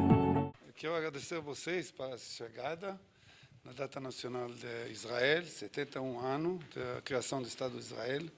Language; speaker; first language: Portuguese; non-native, fluent; Hebrew